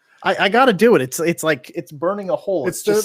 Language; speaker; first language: English; native; English